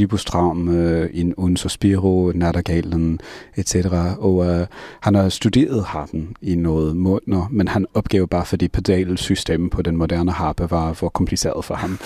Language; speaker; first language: Danish; non-native, fluent; English